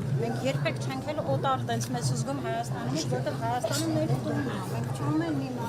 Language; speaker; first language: Armenian; non-native, local second language; Kurdish